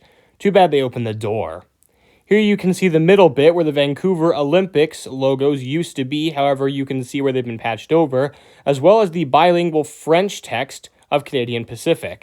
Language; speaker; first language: English; native; English